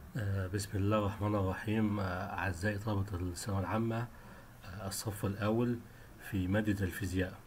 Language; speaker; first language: Arabic; native; Arabic